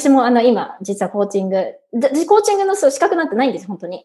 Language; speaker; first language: Japanese; native; Japanese